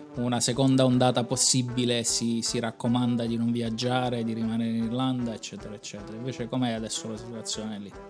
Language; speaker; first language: Italian; native; Italian